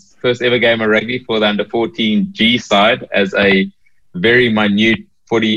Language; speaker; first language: English; native; English